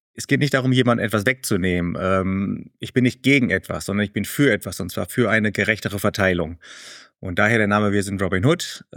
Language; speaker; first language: German; early bilingual, other home language; Spanish